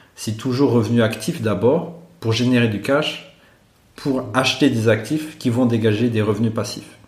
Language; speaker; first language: French; non-native, local second language; Malagasy